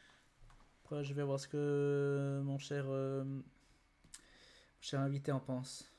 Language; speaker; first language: French; native; French